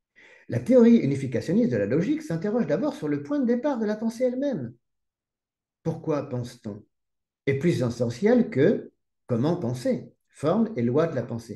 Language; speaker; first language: French; native; French